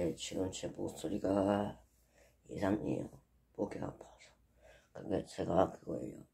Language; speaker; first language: Korean; non-native, learner; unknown